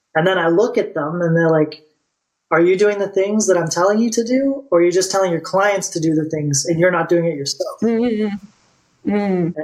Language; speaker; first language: English; non-native, fluent; Bulgarian